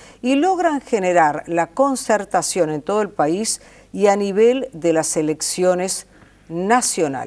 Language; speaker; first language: Spanish; native; Spanish